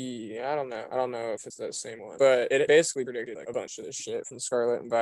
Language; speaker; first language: English; native; English